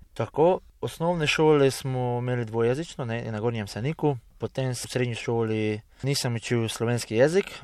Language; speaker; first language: Slovenian; early bilingual, heritage; Hungarian